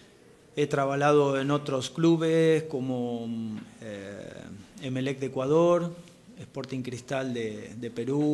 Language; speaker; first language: Portuguese; non-native, learner; Spanish